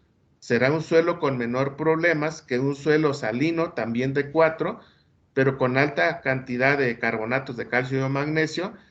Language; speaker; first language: Spanish; native; Spanish